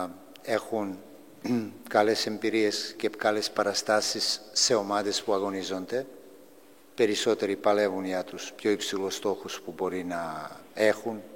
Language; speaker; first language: Greek; non-native, fluent; Serbian